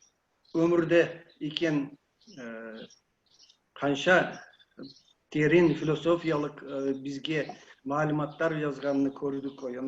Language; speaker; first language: Kyrgyz; non-native, learner; Kazakh